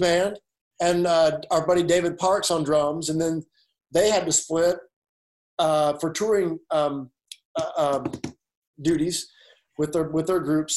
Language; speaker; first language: English; native; English